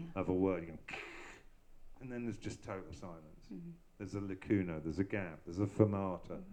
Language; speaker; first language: English; native; English